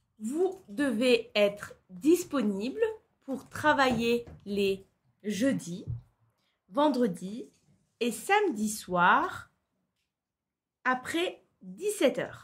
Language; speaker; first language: French; non-native, fluent; Turkish